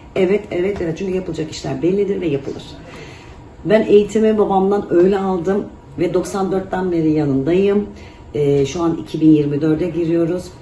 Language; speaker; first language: Turkish; native; Turkish